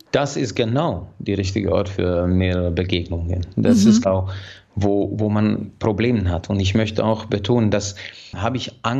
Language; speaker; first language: German; non-native, fluent; Hungarian